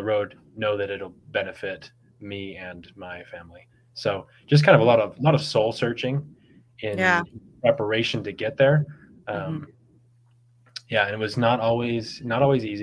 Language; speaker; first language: English; native; English